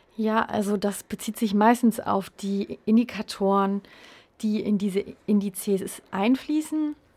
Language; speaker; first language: German; native; German